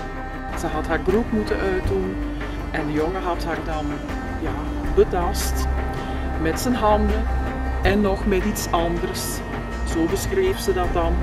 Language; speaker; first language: Dutch; native; Dutch